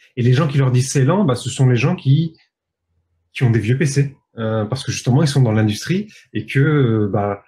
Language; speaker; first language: French; native; French